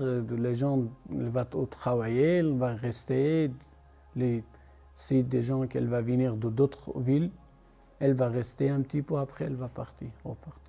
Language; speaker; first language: French; non-native, learner; Persian